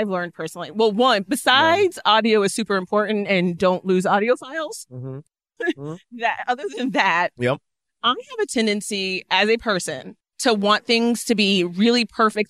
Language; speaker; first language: English; native; English